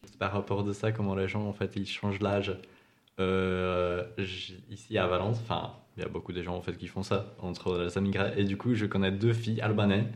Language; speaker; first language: French; non-native, fluent; Czech